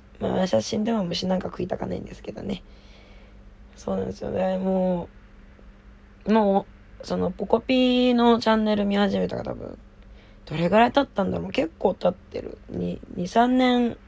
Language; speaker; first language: Japanese; native; Japanese